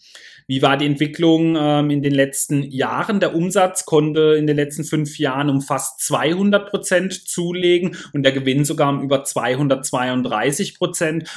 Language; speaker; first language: German; native; German